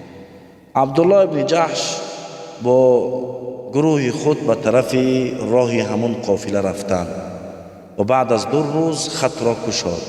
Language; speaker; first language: Persian; native; Persian